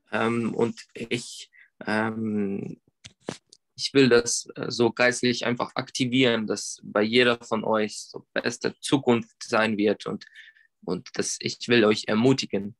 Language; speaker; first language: German; non-native, learner; Russian